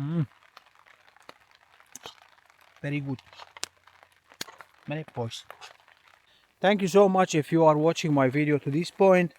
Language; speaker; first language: English; non-native, learner; Finnish